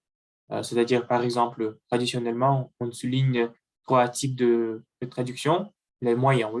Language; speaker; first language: French; non-native, learner; Russian